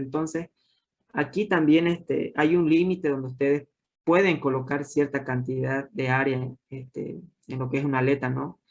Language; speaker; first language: Spanish; native; Spanish